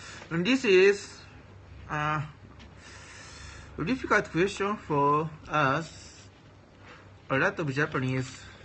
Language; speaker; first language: English; non-native, learner; Japanese